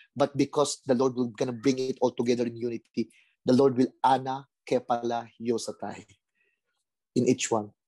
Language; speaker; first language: English; non-native, local second language; Filipino